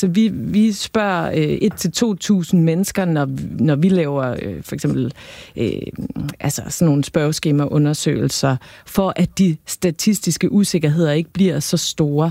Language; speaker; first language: Danish; native; Danish